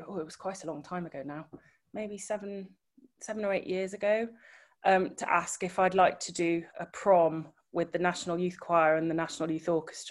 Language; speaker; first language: English; native; English